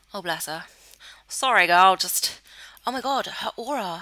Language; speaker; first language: English; native; English